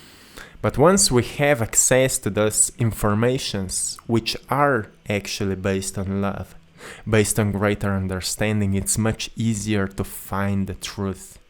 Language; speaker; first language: English; non-native, fluent; Slovenian